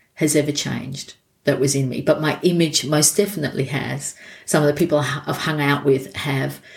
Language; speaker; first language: English; native; English